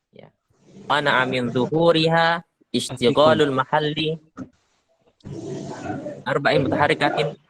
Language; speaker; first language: Arabic; non-native, fluent; Indonesian